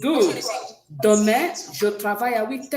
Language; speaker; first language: French; non-native, fluent; English